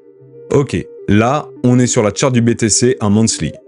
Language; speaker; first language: French; native; French